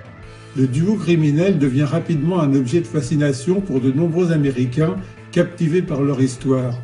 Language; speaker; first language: French; native; French